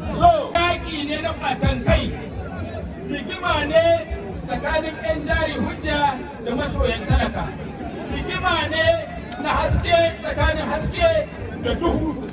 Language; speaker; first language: Hausa; non-native, local second language; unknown